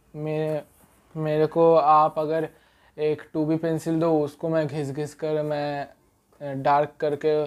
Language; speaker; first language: Hindi; non-native, local second language; Bangla